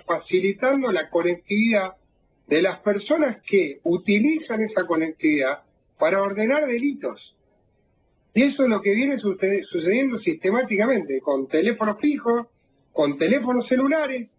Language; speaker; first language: Spanish; native; Spanish